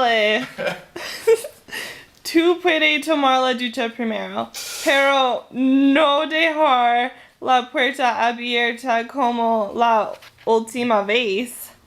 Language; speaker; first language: Spanish; non-native, learner; English